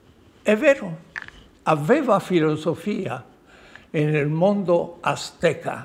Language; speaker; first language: Italian; non-native, learner; Spanish